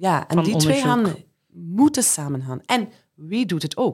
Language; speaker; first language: Dutch; non-native, fluent; English